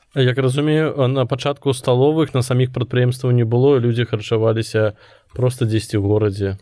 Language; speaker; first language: Belarusian; non-native, local second language; Russian